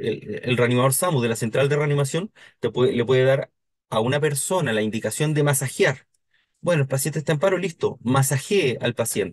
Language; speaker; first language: Spanish; native; Spanish